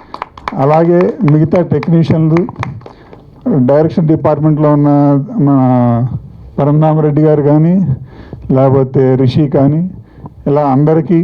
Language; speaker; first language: Telugu; native; Telugu